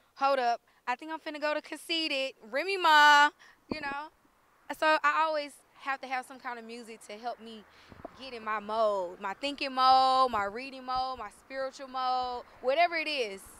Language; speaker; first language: English; native; English